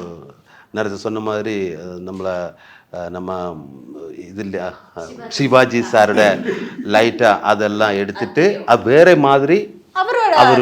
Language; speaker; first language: Tamil; non-native, learner; Malayalam